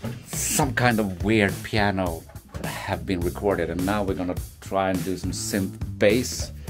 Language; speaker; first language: English; non-native, fluent; Swedish